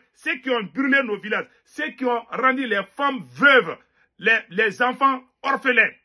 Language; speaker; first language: French; non-native, local second language; Bambara